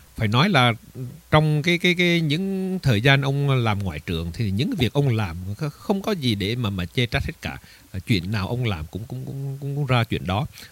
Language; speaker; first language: Vietnamese; native; Vietnamese